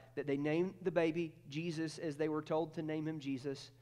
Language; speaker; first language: English; native; English